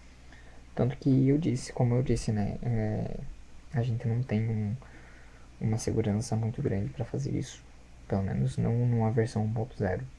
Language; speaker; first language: Portuguese; native; Portuguese